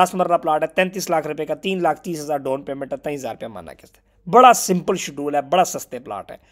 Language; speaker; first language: Urdu; non-native, local second language; Punjabi